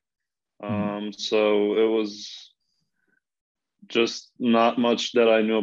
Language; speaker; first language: English; non-native, fluent; Slovenian